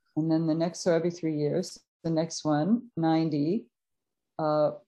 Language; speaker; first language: English; native; English